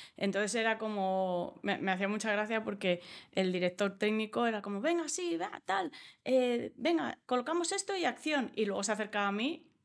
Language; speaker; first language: Spanish; early bilingual, other home language; English